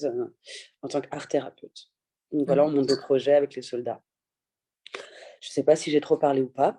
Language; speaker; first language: French; early bilingual, other home language; Persian